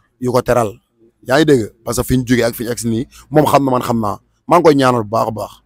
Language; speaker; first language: Wolof; native; Wolof